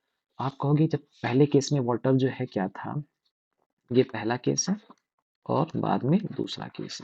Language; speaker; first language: Hindi; native; Hindi